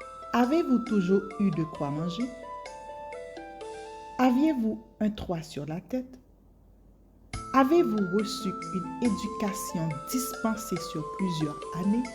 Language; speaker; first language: French; native; French